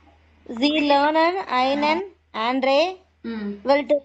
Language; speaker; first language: German; non-native, learner; Tamil